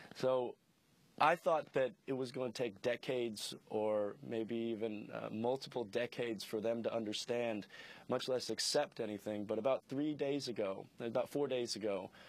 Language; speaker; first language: English; native; English